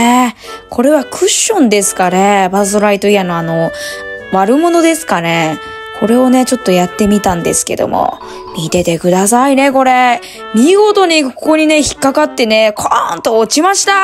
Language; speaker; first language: Japanese; native; Japanese